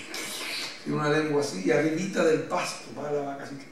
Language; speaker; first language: Spanish; native; Spanish